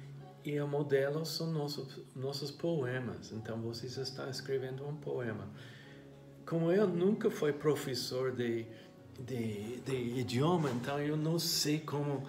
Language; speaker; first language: Portuguese; non-native, fluent; English